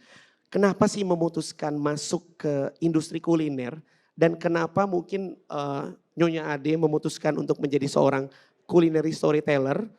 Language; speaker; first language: Indonesian; native; Indonesian